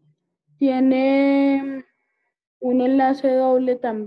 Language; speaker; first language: Spanish; native; Spanish